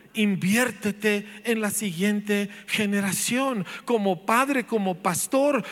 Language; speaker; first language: Spanish; native; Spanish